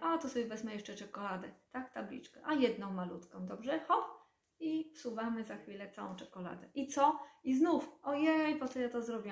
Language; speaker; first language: Polish; native; Polish